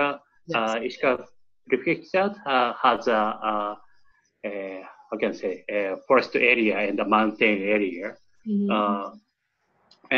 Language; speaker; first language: English; non-native, learner; Japanese